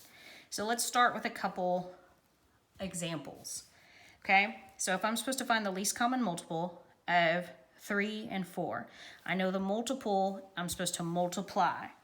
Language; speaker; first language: English; native; English